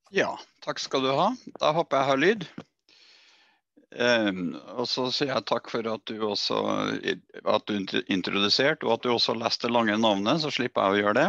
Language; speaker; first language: Norwegian; native; Norwegian